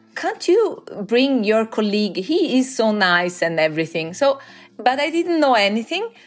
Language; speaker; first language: English; non-native, fluent; Italian